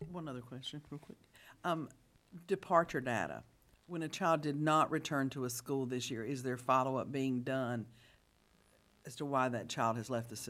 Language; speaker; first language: English; native; English